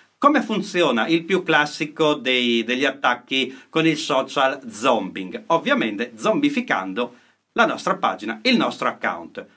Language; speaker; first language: Italian; native; Italian